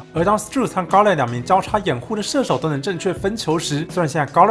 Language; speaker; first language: Chinese; native; Chinese